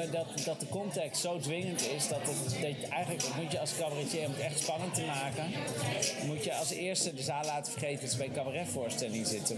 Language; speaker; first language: Dutch; native; Dutch